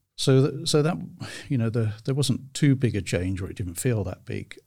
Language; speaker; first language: English; native; English